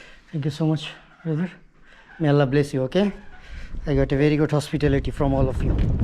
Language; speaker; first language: English; non-native, local second language; Bangla